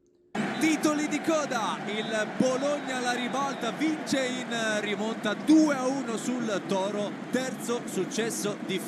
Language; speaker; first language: Italian; native; Italian